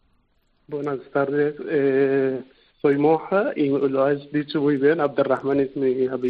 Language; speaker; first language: Spanish; non-native, fluent; Arabic